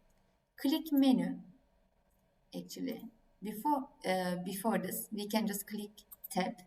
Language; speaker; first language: English; non-native, fluent; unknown